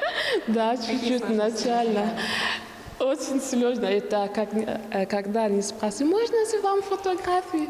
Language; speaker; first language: Russian; non-native, learner; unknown